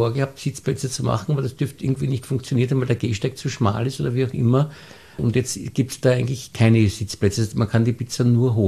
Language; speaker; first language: German; native; German